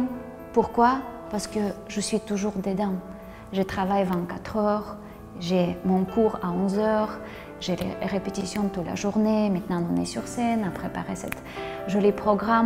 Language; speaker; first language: French; non-native, learner; Russian